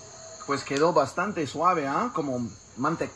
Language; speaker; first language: Spanish; non-native, fluent; English